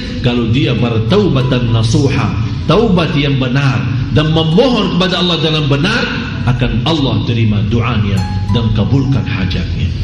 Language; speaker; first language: Malay; non-native, fluent; Arabic